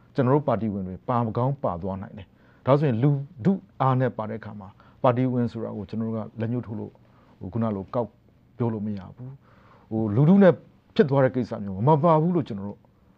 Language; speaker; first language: Burmese; native; Burmese